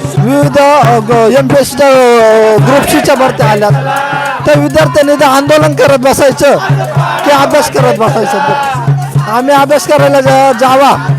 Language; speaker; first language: Marathi; non-native, local second language; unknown